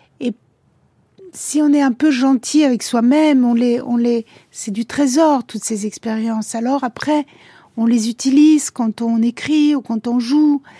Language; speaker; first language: French; early bilingual, other home language; Italian